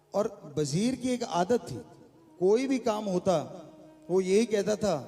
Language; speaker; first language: Hindi; non-native, local second language; Punjabi